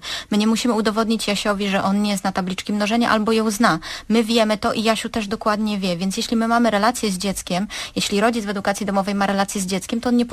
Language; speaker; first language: Polish; native; Polish